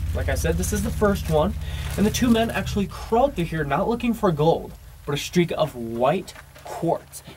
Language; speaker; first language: English; native; English